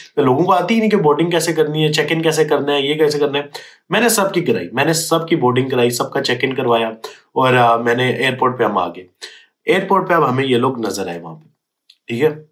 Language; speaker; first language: Urdu; native; Urdu